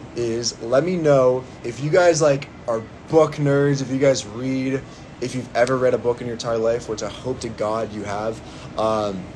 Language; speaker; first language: English; native; English